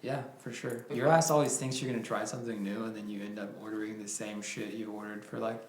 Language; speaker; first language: English; native; English